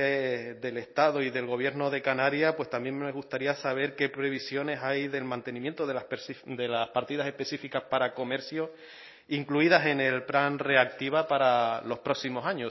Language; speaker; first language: Spanish; native; Spanish